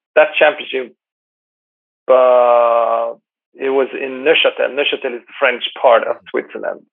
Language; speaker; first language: English; non-native, fluent; Swedish